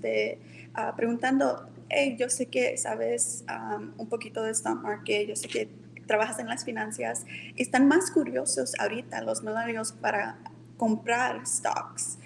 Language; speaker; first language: Spanish; early bilingual, heritage; Spanish